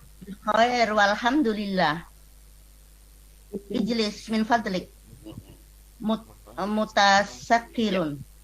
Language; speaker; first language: Arabic; non-native, learner; Indonesian